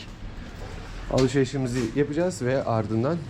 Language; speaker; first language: Turkish; native; Turkish